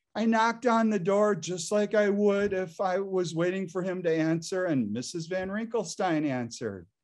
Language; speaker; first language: English; native; English